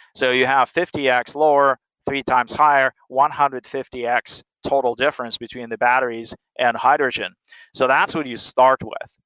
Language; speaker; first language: English; non-native, fluent; Russian